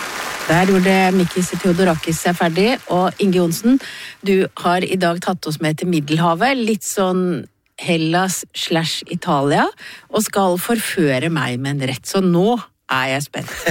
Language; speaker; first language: Norwegian; native; Norwegian